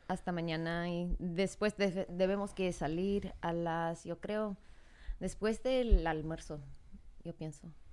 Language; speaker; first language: Spanish; non-native, fluent; English